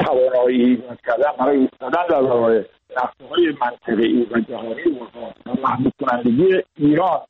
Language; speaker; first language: Persian; native; Persian